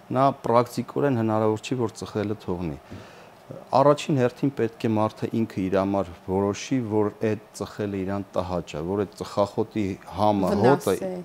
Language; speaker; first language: Armenian; native; Armenian